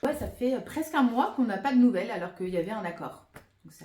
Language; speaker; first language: French; native; French